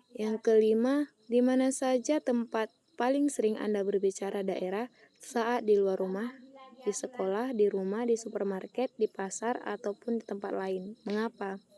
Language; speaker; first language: Indonesian; native; Indonesian